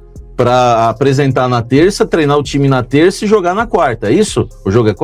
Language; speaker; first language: Portuguese; native; Portuguese